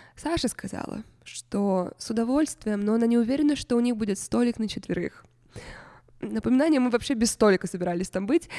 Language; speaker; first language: Russian; native; Russian